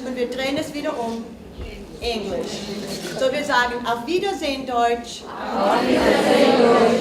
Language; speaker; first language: German; non-native, fluent; English